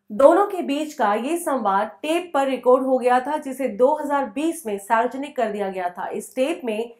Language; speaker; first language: Hindi; native; Hindi